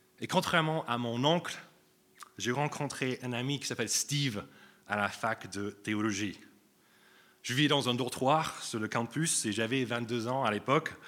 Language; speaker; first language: French; non-native, fluent; English